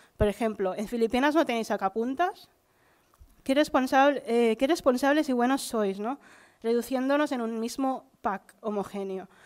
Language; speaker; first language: Spanish; early bilingual, other home language; Filipino